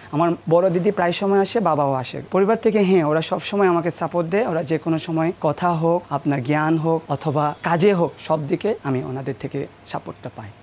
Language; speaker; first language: Bangla; non-native, local second language; Marma